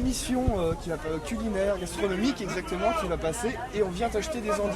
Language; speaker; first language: French; native; French